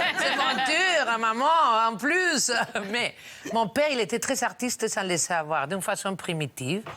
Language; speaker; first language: French; non-native, fluent; Spanish